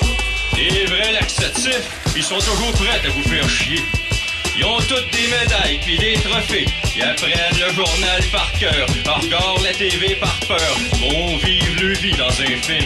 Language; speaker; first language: French; native; French